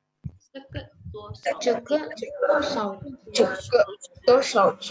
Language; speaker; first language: Chinese; non-native, learner; Indonesian